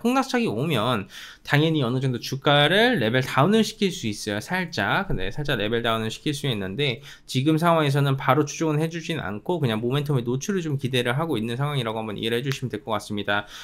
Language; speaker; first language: Korean; native; Korean